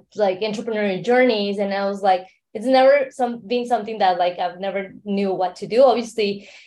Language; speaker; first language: English; non-native, fluent; Spanish